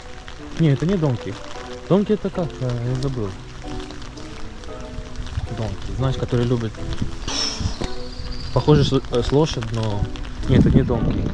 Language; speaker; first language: Russian; non-native, learner; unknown